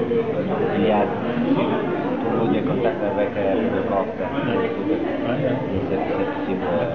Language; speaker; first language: French; non-native, fluent; Italian